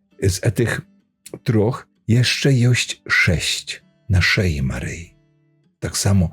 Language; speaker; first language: Polish; non-native, learner; Belarusian